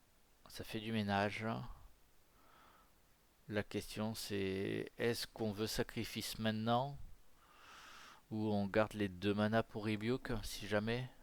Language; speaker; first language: French; native; French